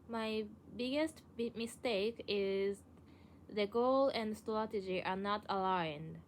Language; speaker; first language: English; non-native, learner; Japanese